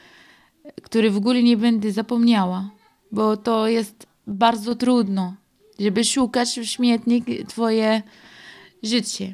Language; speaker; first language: Polish; non-native, learner; Arabic